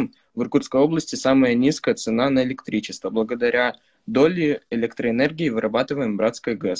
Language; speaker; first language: Russian; native; Russian